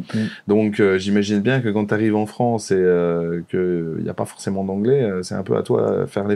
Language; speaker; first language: French; native; French